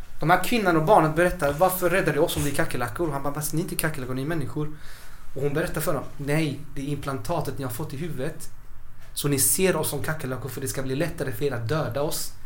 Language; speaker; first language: Swedish; early bilingual, other home language; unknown